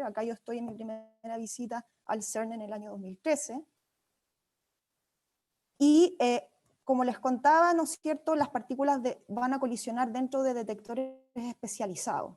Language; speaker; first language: Spanish; native; Spanish